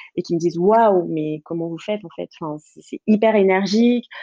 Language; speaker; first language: French; native; French